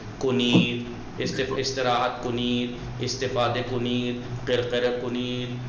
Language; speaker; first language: Persian; non-native, fluent; Urdu